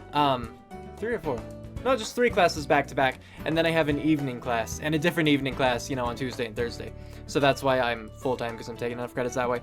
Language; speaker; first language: English; native; English